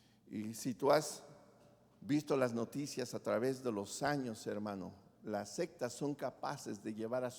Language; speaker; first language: Spanish; native; Spanish